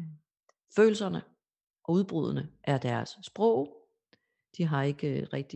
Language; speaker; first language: Danish; native; Danish